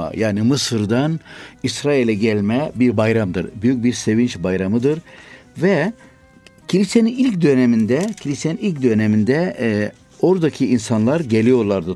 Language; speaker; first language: Turkish; non-native, fluent; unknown